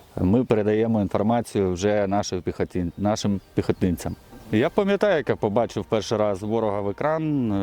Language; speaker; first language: Ukrainian; non-native, local second language; Russian